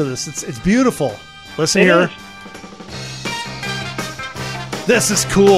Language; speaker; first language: English; native; English